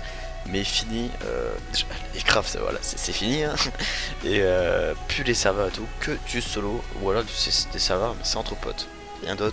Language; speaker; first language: French; native; French